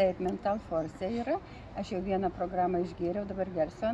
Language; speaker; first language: Lithuanian; native; Lithuanian